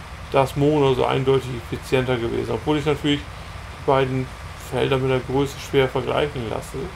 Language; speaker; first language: German; native; German